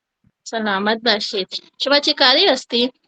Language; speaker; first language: Persian; non-native, learner; Urdu